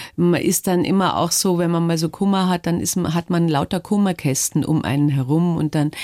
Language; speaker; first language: German; native; German